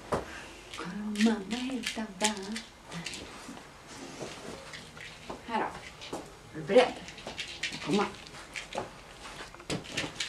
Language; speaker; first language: Swedish; native; Swedish